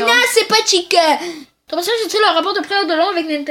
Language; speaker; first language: French; native; French